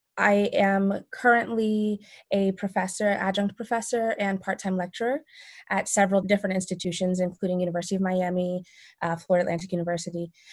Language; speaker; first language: English; native; English